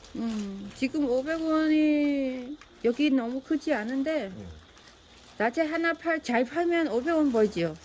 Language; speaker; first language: Korean; non-native, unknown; Vietnamese